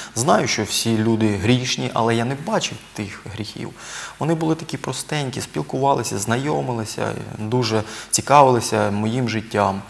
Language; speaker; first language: Ukrainian; native; Ukrainian